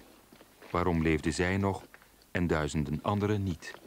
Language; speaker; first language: Dutch; native; Dutch